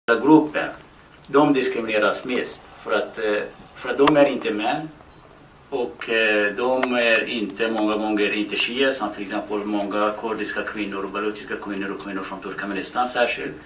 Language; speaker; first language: Swedish; non-native, fluent; Baluchi